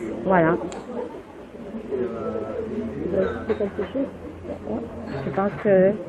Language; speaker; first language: French; non-native, fluent; Spanish